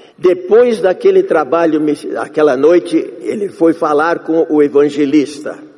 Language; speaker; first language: Portuguese; non-native, fluent; English